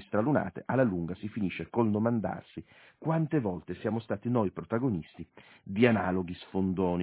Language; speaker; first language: Italian; native; Italian